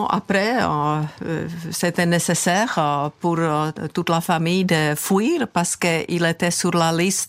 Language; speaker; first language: French; non-native, fluent; Czech